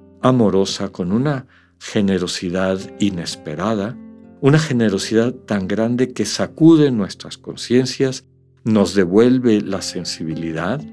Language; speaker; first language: Spanish; native; Spanish